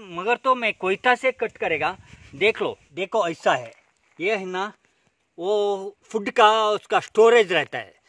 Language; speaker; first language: Hindi; non-native, local second language; Kannada